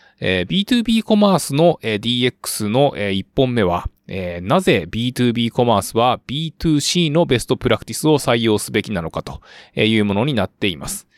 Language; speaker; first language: Japanese; native; Japanese